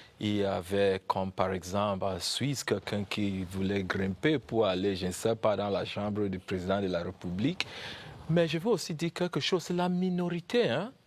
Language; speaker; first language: French; non-native, local second language; English